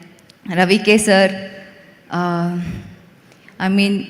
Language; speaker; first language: Telugu; non-native, local second language; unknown